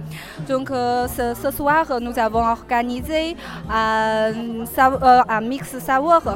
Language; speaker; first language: French; non-native, fluent; Chinese